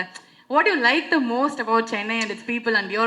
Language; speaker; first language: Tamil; native; Tamil